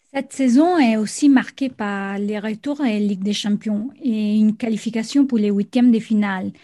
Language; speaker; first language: French; non-native, fluent; Italian